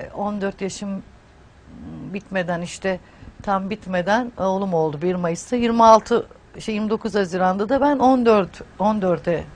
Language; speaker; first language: Turkish; native; Turkish